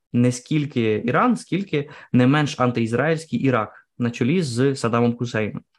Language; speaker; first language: Ukrainian; native; Ukrainian